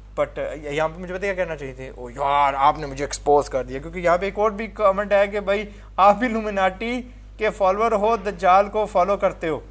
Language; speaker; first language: Urdu; non-native, fluent; English